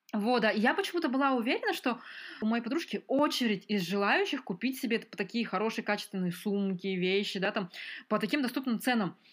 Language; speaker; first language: Russian; native; Russian